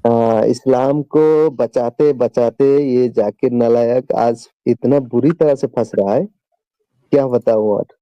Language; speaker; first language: Hindi; non-native, local second language; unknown